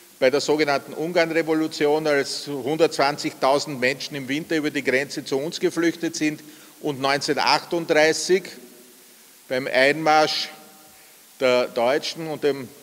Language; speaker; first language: German; native; German